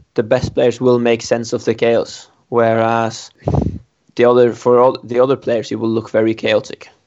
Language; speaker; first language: English; non-native, fluent; Norwegian